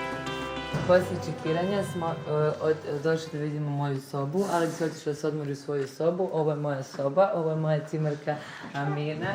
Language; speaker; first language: Bosnian; native; Bosnian